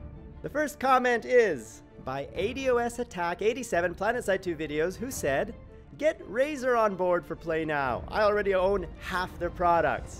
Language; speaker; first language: English; native; English